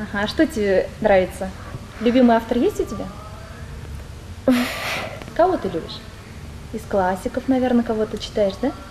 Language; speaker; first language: Russian; native; Russian